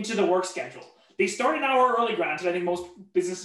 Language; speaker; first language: English; native; English